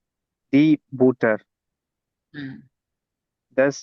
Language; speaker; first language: German; non-native, learner; Tamil